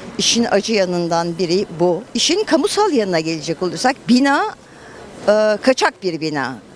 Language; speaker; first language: Turkish; native; Turkish